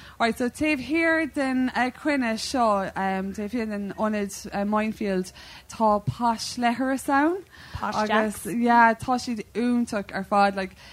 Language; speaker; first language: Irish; non-native, local second language; English